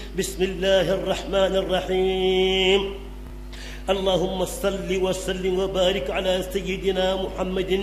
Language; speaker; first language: Arabic; non-native, fluent; Wolof